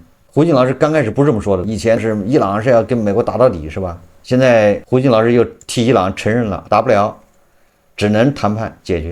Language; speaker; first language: Chinese; native; Chinese